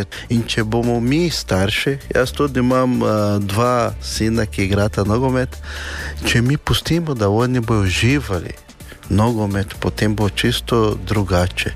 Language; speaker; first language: Slovenian; non-native, learner; Portuguese